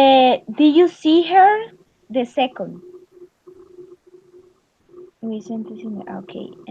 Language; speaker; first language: English; non-native, learner; Spanish